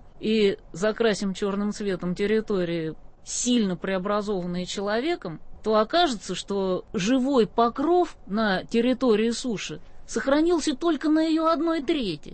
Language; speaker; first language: Russian; native; Russian